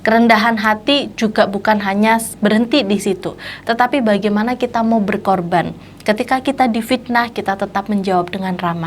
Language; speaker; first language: Indonesian; native; Indonesian